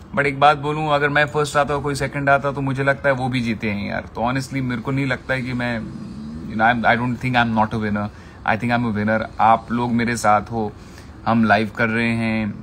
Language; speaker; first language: Hindi; non-native, local second language; Marathi